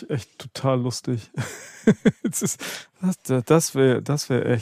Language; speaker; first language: German; native; German